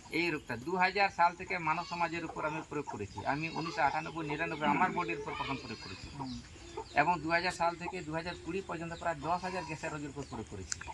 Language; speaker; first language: Bangla; non-native, local second language; Santali